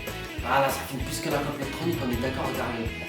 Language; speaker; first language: French; native; French